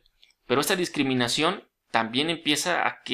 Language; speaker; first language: Spanish; native; Spanish